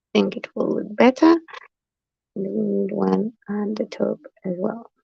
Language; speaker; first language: English; non-native, fluent; Polish